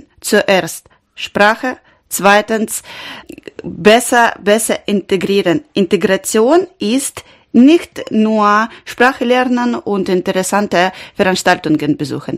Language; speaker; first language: German; non-native, learner; Ukrainian